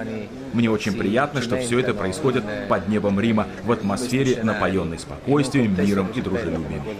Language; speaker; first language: Russian; native; Russian